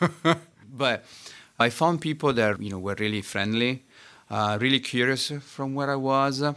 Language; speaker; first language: English; non-native, fluent; Italian